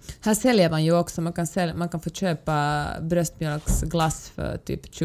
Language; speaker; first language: Swedish; native; Swedish